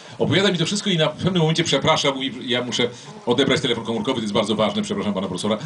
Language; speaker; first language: Polish; native; Polish